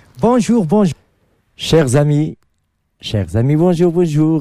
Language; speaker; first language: French; non-native, learner; Arabic